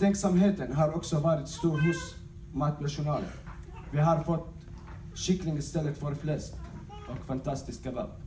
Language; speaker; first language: Swedish; non-native, learner; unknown